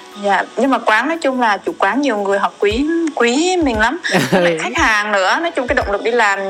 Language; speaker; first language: Vietnamese; native; Vietnamese